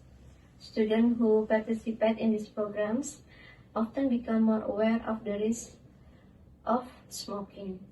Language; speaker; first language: English; non-native, learner; Indonesian